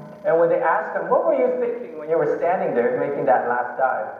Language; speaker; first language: English; early bilingual, other home language; Chinese